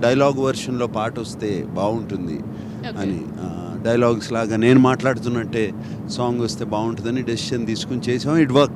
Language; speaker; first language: Telugu; native; Telugu